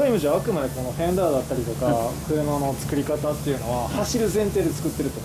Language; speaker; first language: Japanese; native; Japanese